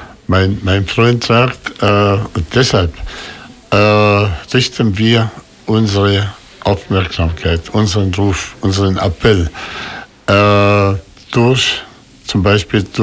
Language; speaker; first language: German; non-native, fluent; Arabic